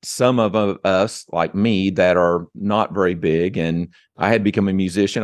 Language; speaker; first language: English; native; English